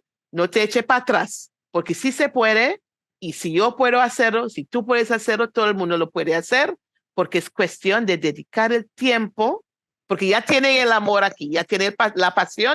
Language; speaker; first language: Spanish; non-native, fluent; English